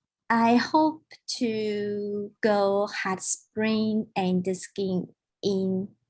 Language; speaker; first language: English; non-native, learner; Chinese